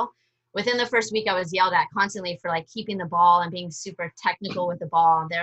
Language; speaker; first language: English; early bilingual, other home language; Spanish